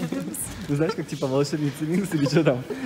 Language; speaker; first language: Russian; native; Russian